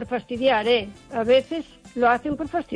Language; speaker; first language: Spanish; native; Spanish